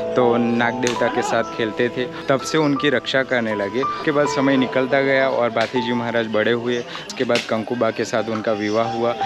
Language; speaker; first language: Hindi; non-native, local second language; Gujarati